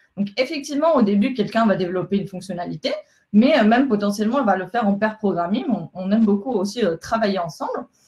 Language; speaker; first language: French; non-native, fluent; Spanish